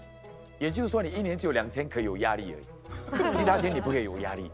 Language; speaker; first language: Chinese; native; Chinese